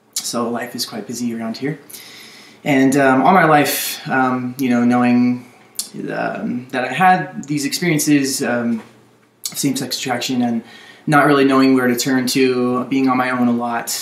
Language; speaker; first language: English; native; English